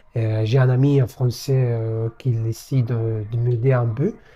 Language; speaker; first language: French; non-native, learner; Arabic